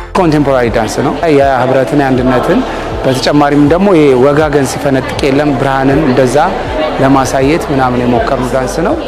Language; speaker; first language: Amharic; native; Amharic